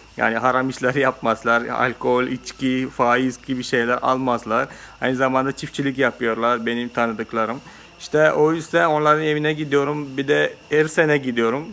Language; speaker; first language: Turkish; non-native, fluent; Malayalam